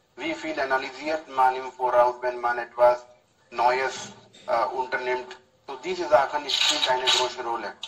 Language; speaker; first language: German; non-native, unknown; Hindi